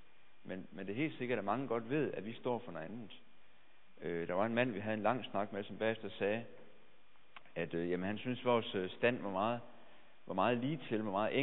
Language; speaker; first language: Danish; native; Danish